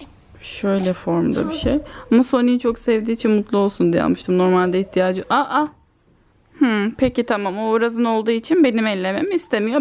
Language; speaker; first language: Turkish; native; Turkish